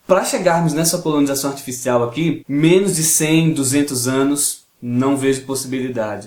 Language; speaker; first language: Portuguese; native; Portuguese